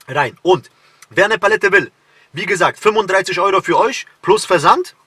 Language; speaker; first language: German; native; German